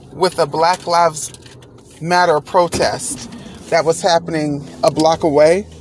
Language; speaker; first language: English; native; English